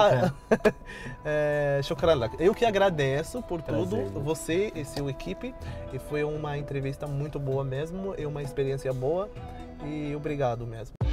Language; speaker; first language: Portuguese; non-native, learner; Arabic